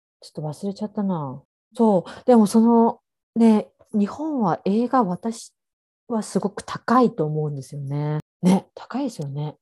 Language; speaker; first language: Japanese; native; Japanese